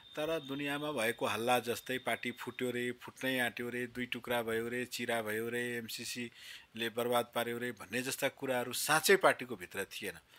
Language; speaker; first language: Nepali; non-native, local second language; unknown